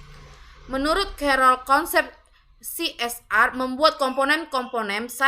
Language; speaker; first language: Indonesian; native; Indonesian